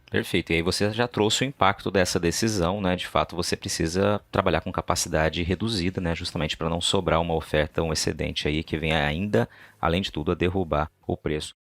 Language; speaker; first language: Portuguese; native; Portuguese